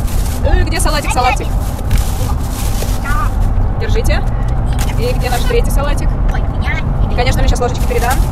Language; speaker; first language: Russian; native; Russian